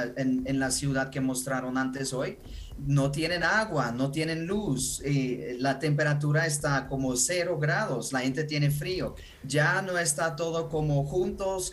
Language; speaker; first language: Spanish; non-native, fluent; Ukrainian